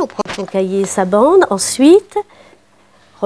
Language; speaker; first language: French; native; French